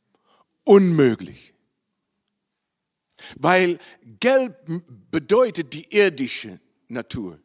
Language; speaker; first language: German; non-native, learner; Dutch